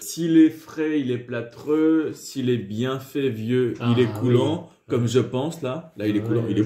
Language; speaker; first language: French; native; French